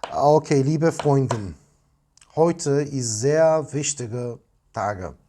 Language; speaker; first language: German; non-native, learner; Turkish